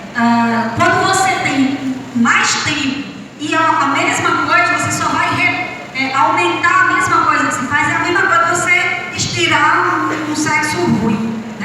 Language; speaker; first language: Portuguese; native; Portuguese